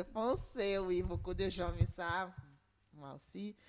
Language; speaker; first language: French; non-native, learner; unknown